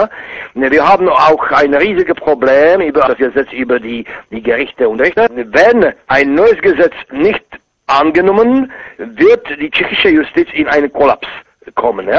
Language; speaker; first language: German; non-native, fluent; Czech